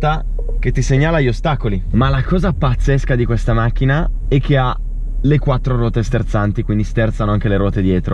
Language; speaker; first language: Italian; native; Italian